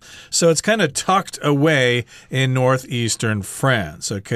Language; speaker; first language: English; native; English